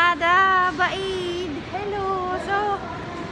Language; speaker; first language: Arabic; non-native, learner; Waray